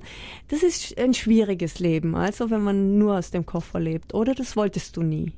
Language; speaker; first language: German; native; German